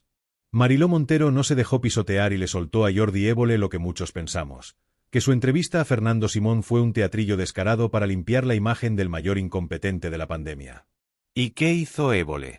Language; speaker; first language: Spanish; native; Spanish